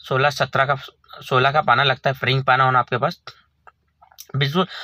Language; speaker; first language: Hindi; non-native, local second language; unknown